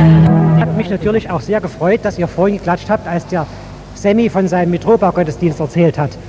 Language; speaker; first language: German; native; German